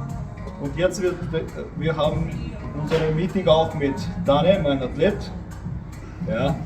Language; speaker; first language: German; non-native, fluent; Bulgarian